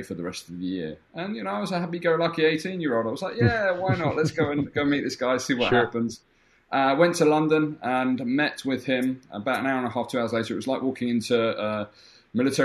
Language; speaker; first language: English; native; English